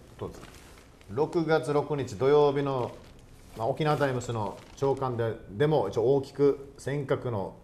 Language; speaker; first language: Japanese; native; Japanese